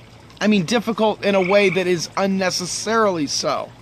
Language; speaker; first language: English; native; English